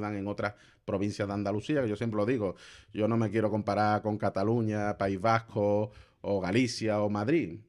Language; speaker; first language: Spanish; native; Spanish